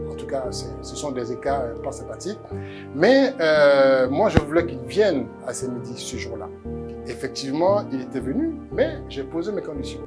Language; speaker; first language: French; early bilingual, other home language; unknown